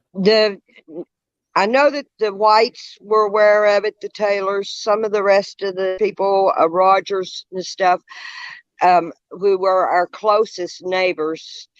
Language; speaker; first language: English; native; English